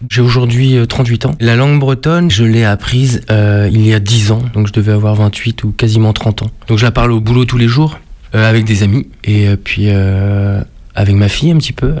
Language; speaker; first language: French; native; French